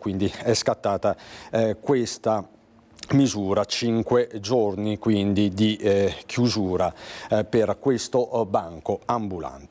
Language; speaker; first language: Italian; native; Italian